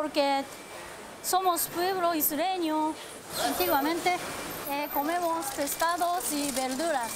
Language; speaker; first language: Spanish; non-native, learner; Japanese